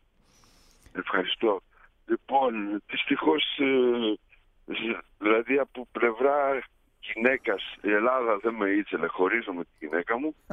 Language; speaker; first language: Greek; early bilingual, heritage; Greek